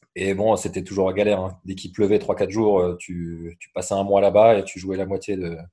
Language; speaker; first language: French; native; French